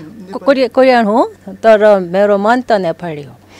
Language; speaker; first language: Nepali; non-native, learner; Korean